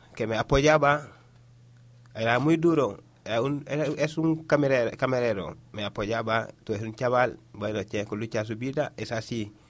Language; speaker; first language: Spanish; non-native, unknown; Wolof